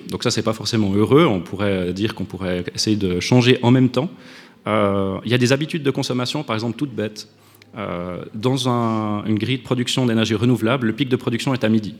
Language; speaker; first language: French; native; French